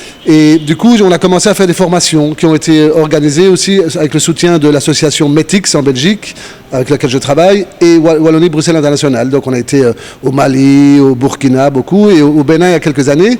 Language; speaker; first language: French; native; French